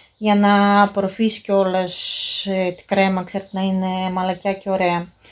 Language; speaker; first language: Greek; non-native, fluent; Russian